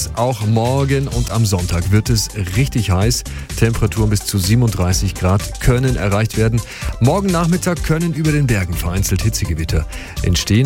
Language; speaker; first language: German; native; German